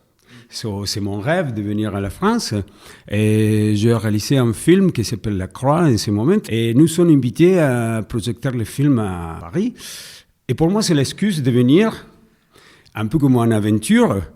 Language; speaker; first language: French; non-native, fluent; Spanish